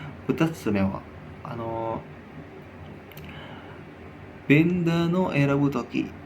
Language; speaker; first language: Japanese; non-native, learner; Indonesian